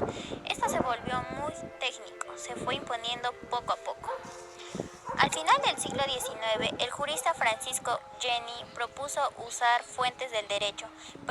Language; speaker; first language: Spanish; native; Spanish